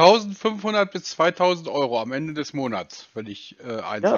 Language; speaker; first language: German; native; German